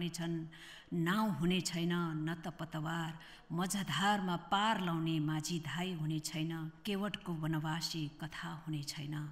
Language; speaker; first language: Nepali; native; Nepali